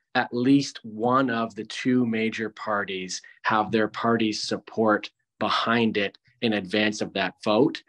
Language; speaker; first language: English; native; English